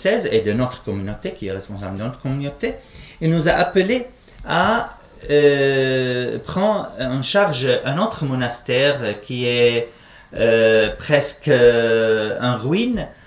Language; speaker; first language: French; non-native, fluent; Arabic